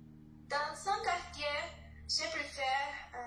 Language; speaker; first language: French; non-native, learner; Spanish